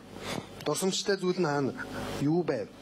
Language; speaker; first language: Mongolian; native; Mongolian